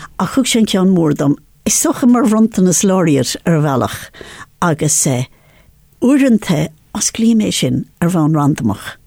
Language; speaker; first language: Irish; non-native, local second language; English